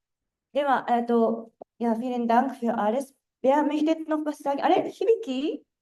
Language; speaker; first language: German; non-native, fluent; Japanese